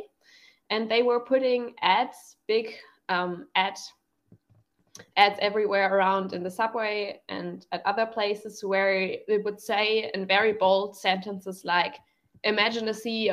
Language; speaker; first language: English; non-native, fluent; German